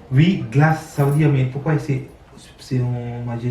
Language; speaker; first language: French; non-native, learner; Sinhala